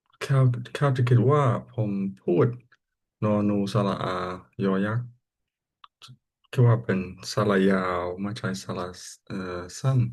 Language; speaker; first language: Thai; non-native, learner; English